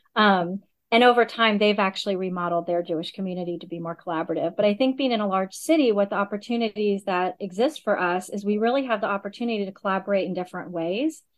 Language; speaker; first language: English; native; English